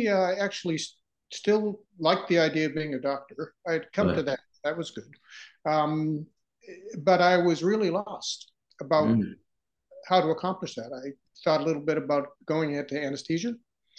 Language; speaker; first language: English; native; English